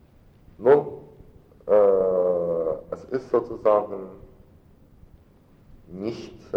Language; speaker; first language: German; non-native, fluent; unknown